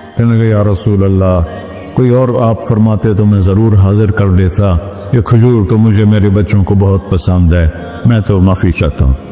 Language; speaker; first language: Urdu; non-native, local second language; Punjabi